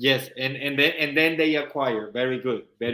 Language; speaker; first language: English; non-native, fluent; Spanish